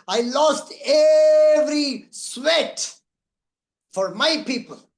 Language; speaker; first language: English; non-native, local second language; Tamil